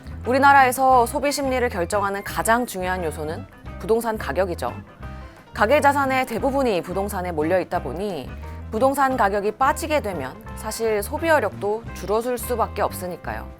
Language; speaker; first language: Korean; native; Korean